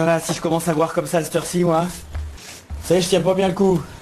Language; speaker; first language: French; native; French